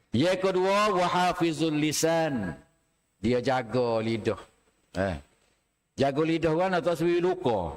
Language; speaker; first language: Malay; native; Malay